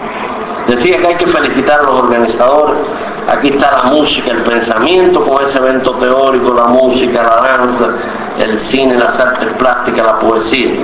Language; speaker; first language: Spanish; native; Spanish